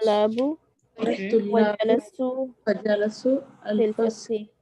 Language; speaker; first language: Arabic; non-native, learner; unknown